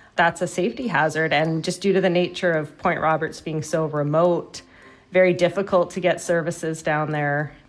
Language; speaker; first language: English; native; English